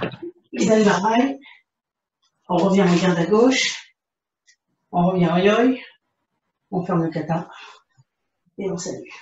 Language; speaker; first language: French; native; French